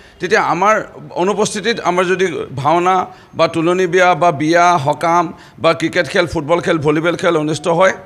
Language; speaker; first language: Assamese; native; Assamese